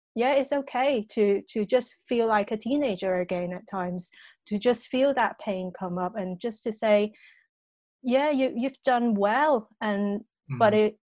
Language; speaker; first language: English; non-native, local second language; Cantonese